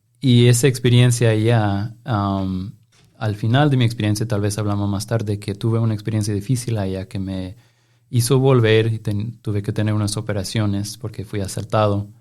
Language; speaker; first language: Spanish; non-native, fluent; English